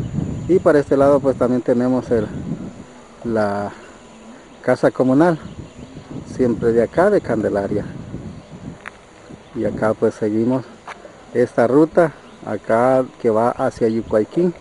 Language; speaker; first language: Spanish; native; Spanish